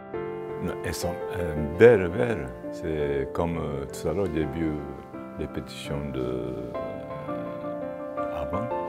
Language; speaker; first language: French; non-native, fluent; Japanese